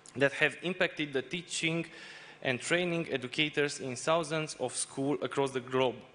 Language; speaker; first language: English; non-native, fluent; Romanian